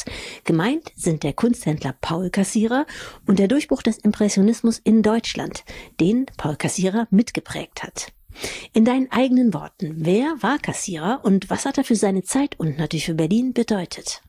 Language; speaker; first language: German; native; German